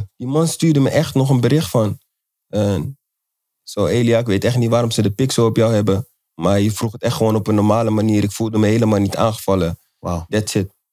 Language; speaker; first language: Dutch; native; Dutch